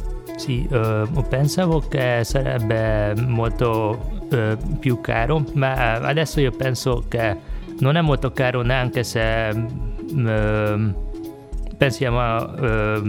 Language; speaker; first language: Italian; non-native, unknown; Hungarian